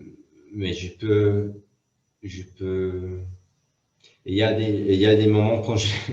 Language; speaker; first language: French; non-native, fluent; English